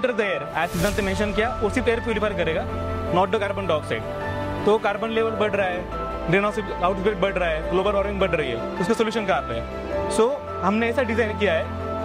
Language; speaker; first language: English; non-native, local second language; Marathi